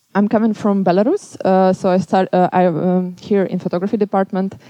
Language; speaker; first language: English; non-native, fluent; Belarusian